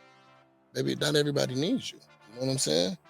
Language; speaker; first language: English; native; English